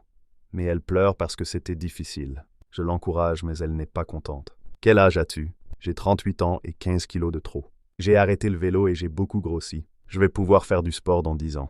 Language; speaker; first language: French; non-native, learner; Chinese